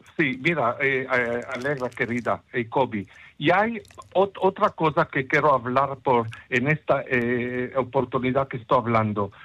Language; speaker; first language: Spanish; early bilingual, heritage; Ladino